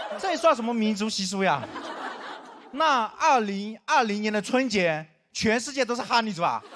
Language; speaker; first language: Chinese; non-native, local second language; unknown